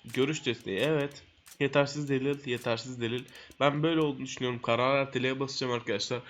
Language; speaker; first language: Turkish; native; Turkish